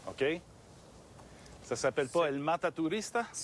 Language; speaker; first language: French; native; French